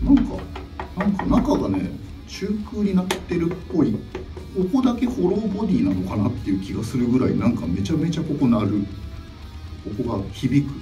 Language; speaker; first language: Japanese; native; Japanese